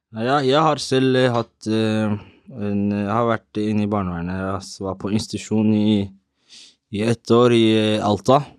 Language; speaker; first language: Norwegian; early bilingual, other home language; Somali